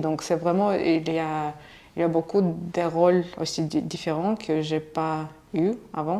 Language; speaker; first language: French; non-native, fluent; Russian